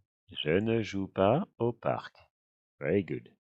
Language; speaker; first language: French; non-native, fluent; English